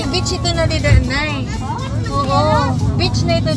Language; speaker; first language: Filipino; non-native, local second language; Waray